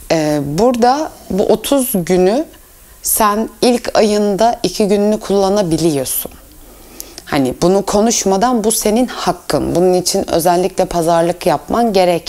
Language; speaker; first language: Turkish; early bilingual, heritage; Turkish